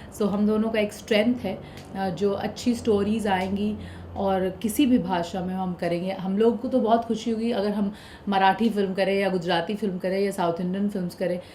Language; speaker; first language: Hindi; non-native, local second language; Bhojpuri